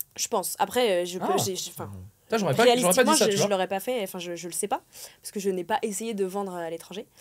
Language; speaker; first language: French; native; French